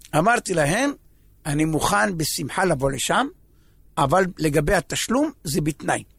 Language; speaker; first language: Hebrew; native; Hebrew